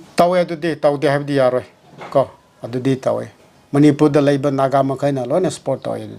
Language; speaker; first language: Manipuri; non-native, local second language; Tangkhul Naga (India)